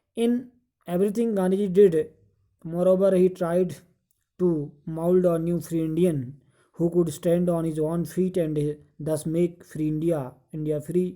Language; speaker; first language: Hindi; native; Hindi